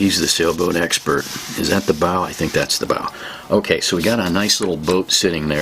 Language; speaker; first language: English; native; English